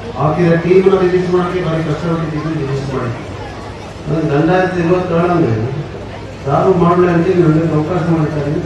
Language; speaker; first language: Kannada; non-native, local second language; Kodava